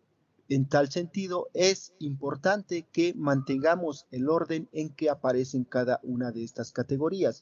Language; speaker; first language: Spanish; native; Spanish